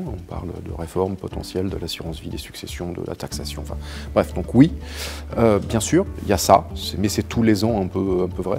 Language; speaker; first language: French; native; French